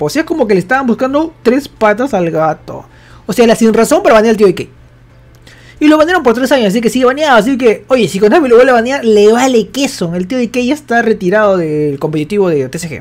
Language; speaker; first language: Spanish; native; Spanish